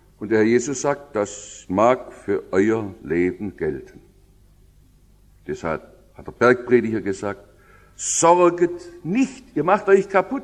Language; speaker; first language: German; native; German